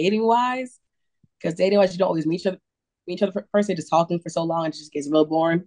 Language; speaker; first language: English; native; English